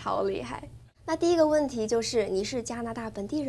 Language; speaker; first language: Chinese; native; Chinese